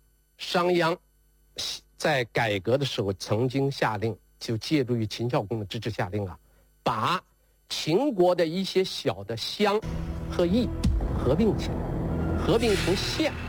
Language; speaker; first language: Chinese; native; Chinese